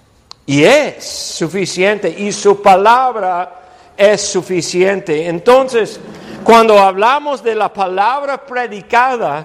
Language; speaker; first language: Spanish; non-native, fluent; English